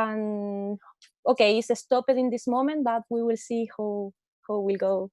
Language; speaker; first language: English; non-native, learner; Spanish